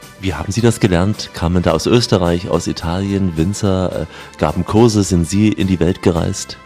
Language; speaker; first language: German; native; German